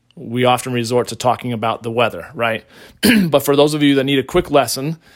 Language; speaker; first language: English; native; English